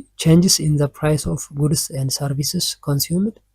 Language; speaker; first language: English; non-native, local second language; Amharic